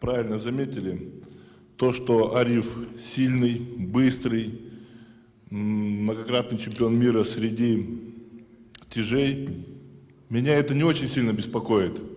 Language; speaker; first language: Russian; native; Russian